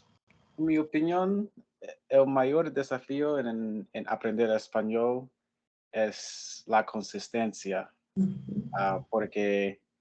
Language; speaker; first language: Spanish; non-native, fluent; English